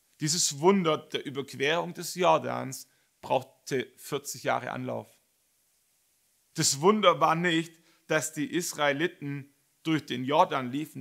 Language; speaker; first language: German; native; German